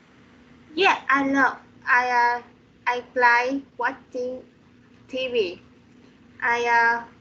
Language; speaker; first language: English; non-native, learner; Vietnamese